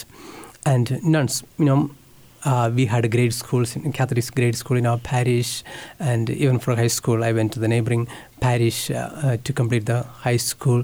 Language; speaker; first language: English; non-native, local second language; Malayalam